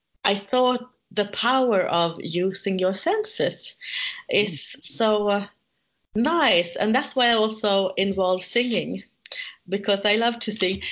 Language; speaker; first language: English; non-native, fluent; Swedish